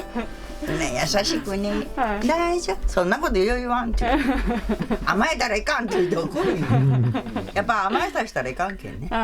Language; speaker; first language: Japanese; native; Japanese